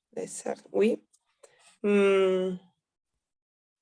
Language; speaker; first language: French; non-native, learner; Italian